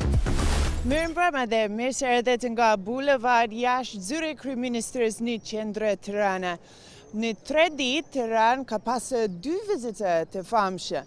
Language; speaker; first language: Albanian; non-native, learner; English